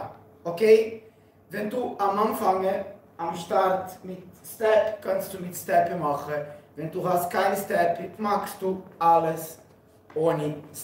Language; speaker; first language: German; non-native, learner; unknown